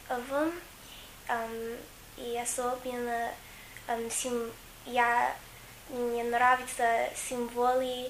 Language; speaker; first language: Russian; non-native, fluent; English